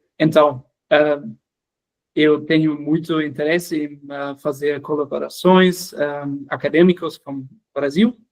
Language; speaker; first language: Portuguese; non-native, fluent; German